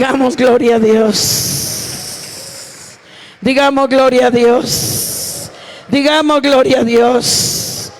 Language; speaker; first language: Spanish; native; Spanish